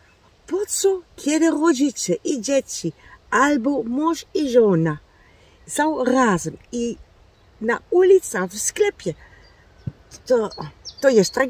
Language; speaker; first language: Polish; non-native, learner; Dutch